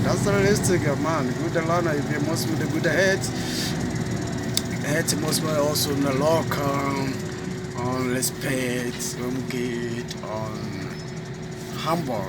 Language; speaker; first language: German; non-native, learner; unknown